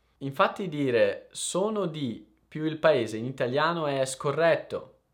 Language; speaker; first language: Italian; native; Italian